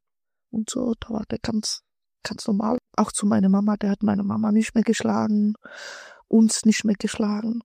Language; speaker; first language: German; early bilingual, other home language; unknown